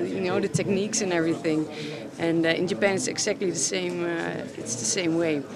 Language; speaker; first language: English; non-native, fluent; Dutch